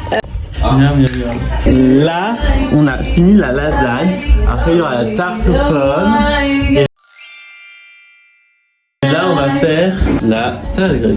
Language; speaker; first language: French; native; French